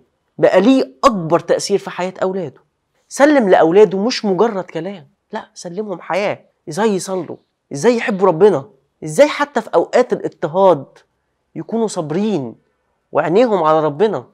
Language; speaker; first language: Arabic; native; Arabic